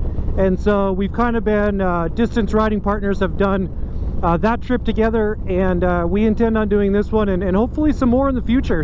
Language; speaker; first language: English; native; English